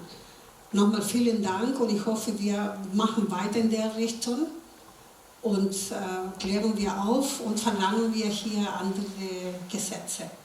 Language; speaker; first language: German; non-native, fluent; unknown